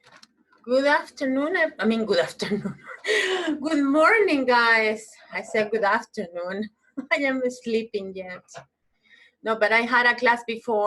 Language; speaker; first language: English; non-native, fluent; Spanish